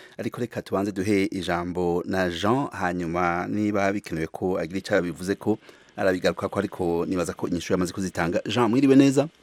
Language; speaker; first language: Rundi; native; Rundi